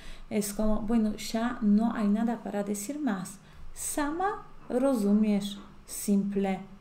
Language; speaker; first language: Spanish; non-native, fluent; Polish